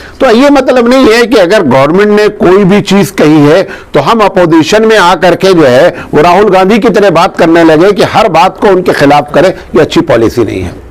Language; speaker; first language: Urdu; native; Urdu